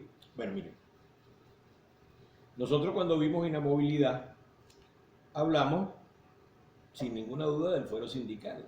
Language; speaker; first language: Spanish; native; Spanish